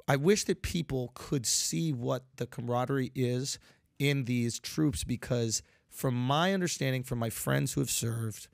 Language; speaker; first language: English; native; English